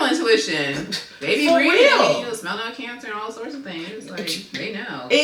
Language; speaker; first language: English; native; English